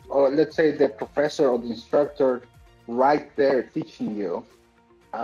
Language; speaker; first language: English; native; English